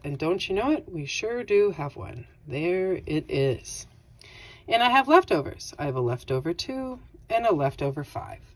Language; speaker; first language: English; native; English